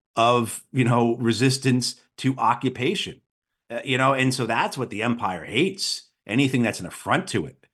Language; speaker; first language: English; native; English